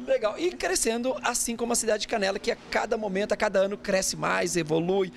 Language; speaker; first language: Portuguese; native; Portuguese